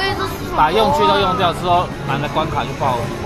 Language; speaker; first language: Chinese; native; Chinese